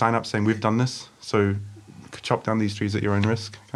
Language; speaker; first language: English; native; English